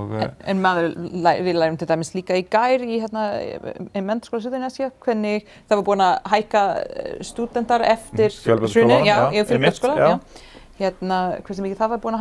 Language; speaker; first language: Icelandic; non-native, learner; English